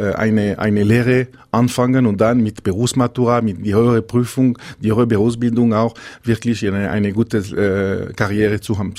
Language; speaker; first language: German; non-native, local second language; French